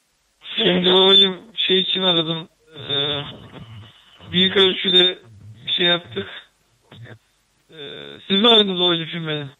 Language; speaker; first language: Turkish; native; Turkish